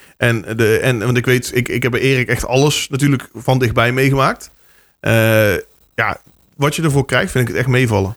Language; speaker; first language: Dutch; native; Dutch